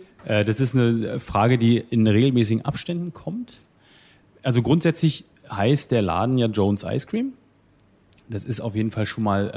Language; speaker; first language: German; native; German